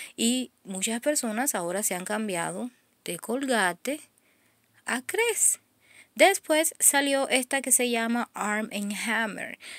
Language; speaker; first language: Spanish; native; Spanish